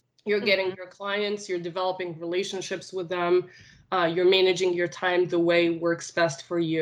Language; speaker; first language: English; non-native, fluent; Arabic